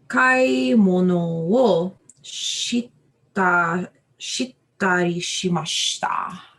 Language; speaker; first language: Japanese; non-native, learner; English